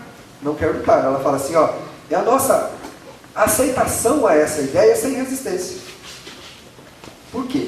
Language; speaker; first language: Portuguese; native; Portuguese